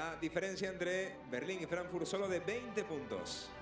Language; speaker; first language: Spanish; native; Spanish